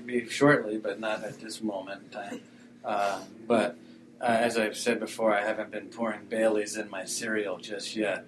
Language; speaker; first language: English; native; English